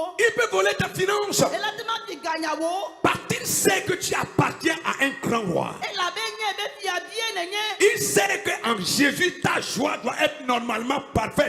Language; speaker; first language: French; non-native, local second language; Ewe